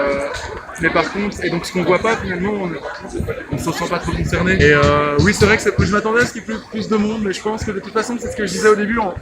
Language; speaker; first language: French; native; French